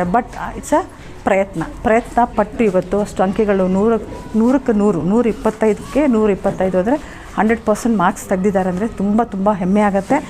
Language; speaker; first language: Kannada; native; Kannada